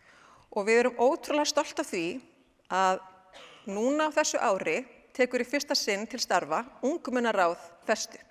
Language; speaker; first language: Icelandic; native; Icelandic